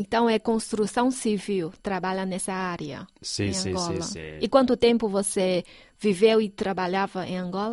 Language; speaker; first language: Portuguese; non-native, fluent; Chinese